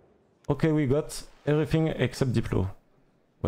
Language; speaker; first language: English; non-native, learner; French